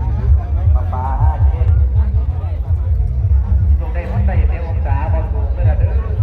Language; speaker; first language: Thai; non-native, local second language; Lao